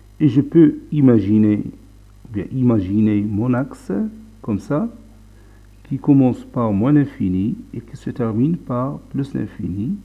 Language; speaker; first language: French; non-native, local second language; Arabic